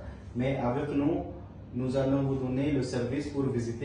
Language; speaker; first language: French; non-native, learner; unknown